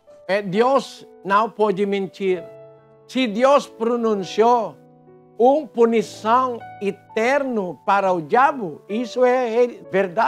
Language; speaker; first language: Portuguese; non-native, fluent; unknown